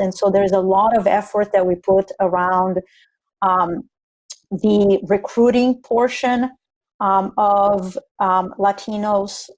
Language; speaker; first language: English; non-native, fluent; Spanish